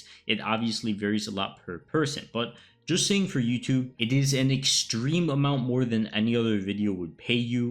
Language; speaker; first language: English; native; English